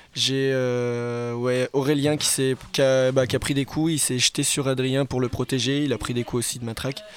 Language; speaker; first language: French; native; French